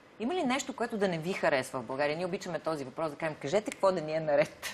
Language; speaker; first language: Bulgarian; native; Bulgarian